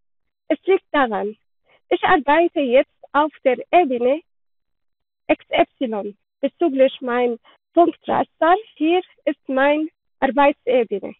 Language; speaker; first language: German; non-native, learner; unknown